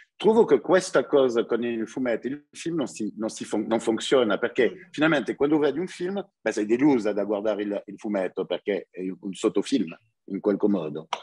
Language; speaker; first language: Italian; early bilingual, heritage; French